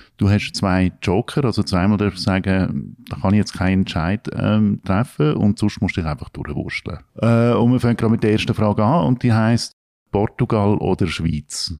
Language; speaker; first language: German; native; German